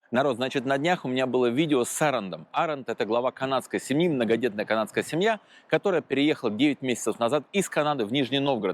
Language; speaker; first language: Russian; native; Russian